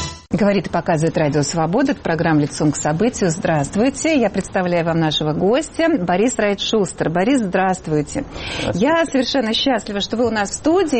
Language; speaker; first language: Russian; native; Russian